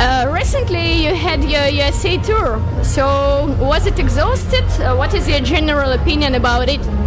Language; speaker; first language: English; non-native, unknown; Ukrainian